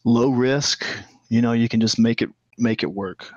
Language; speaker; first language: English; native; English